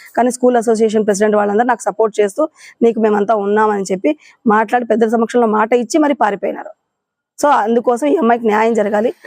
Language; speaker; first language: Telugu; native; Telugu